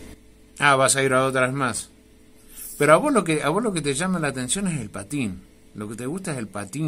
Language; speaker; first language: Spanish; native; Spanish